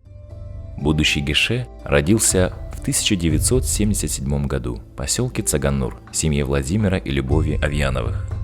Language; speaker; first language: Russian; native; Russian